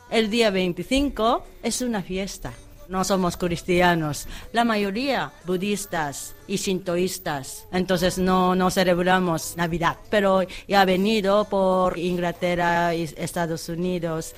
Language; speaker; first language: Spanish; non-native, fluent; Japanese